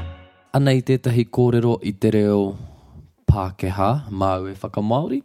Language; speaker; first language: Māori; non-native, fluent; English